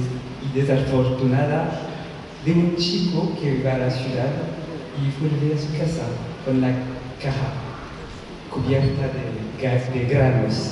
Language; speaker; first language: Spanish; non-native, learner; French